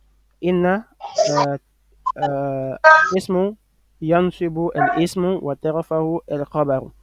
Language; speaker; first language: Arabic; non-native, fluent; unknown